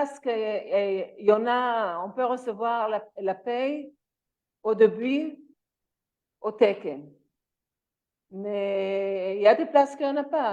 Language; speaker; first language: French; non-native, learner; Hebrew